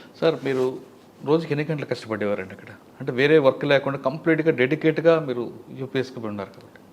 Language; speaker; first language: Telugu; native; Telugu